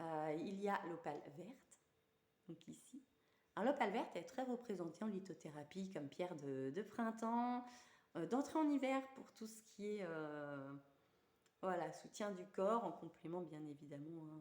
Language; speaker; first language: French; native; French